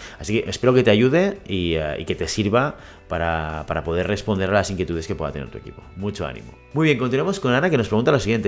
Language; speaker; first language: Spanish; native; Spanish